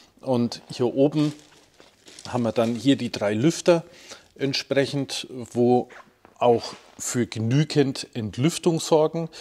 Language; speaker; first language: German; native; German